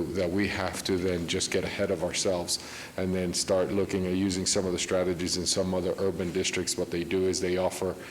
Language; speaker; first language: English; early bilingual, other home language; Spanish